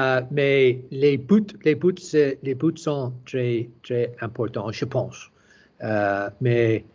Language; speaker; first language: French; non-native, learner; English